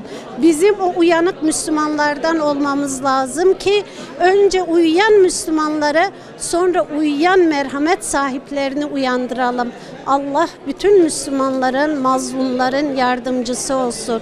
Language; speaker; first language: Turkish; native; Turkish